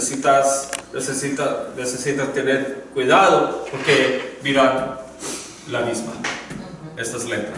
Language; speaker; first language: Spanish; non-native, learner; English